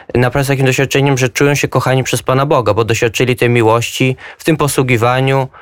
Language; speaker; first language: Polish; native; Polish